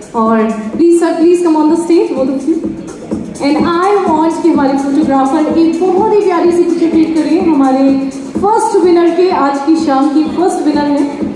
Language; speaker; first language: Hindi; native; Hindi